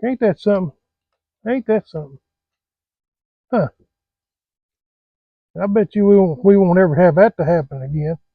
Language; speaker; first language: English; native; English